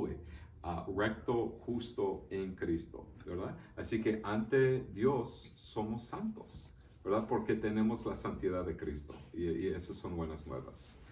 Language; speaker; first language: Spanish; early bilingual, heritage; Spanish